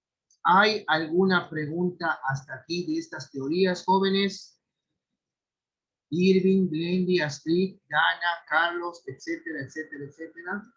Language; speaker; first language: Spanish; native; Spanish